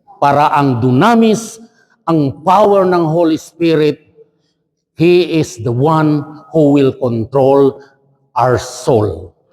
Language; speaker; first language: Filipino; non-native, local second language; Chavacano